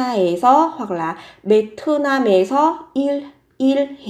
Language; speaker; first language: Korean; non-native, fluent; Vietnamese